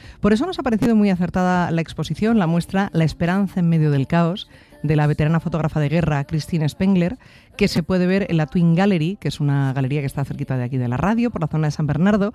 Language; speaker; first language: Spanish; native; Spanish